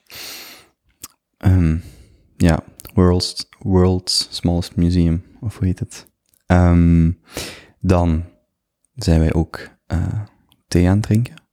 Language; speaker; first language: Dutch; native; Dutch